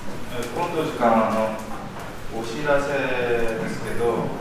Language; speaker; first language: Japanese; non-native, learner; Korean